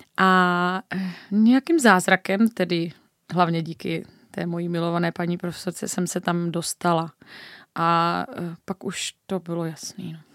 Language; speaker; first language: Czech; native; Czech